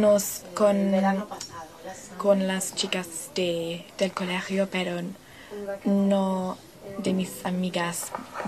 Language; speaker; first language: Spanish; non-native, learner; English